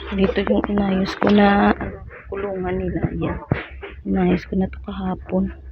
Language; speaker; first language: Filipino; non-native, local second language; Cebuano